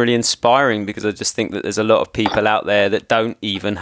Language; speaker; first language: English; native; English